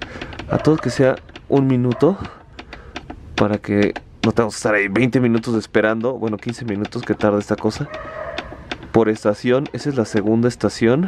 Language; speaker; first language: Spanish; native; Spanish